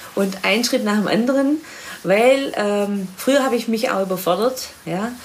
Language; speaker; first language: German; native; German